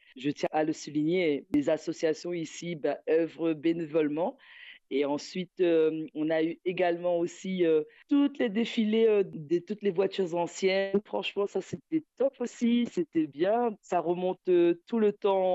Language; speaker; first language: French; native; French